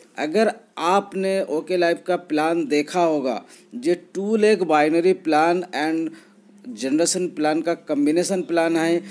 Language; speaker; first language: Hindi; native; Hindi